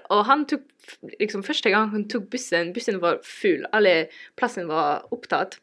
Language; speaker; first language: Norwegian; non-native, learner; English